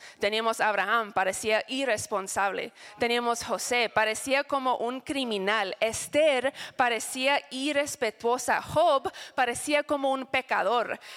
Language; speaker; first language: Spanish; non-native, fluent; English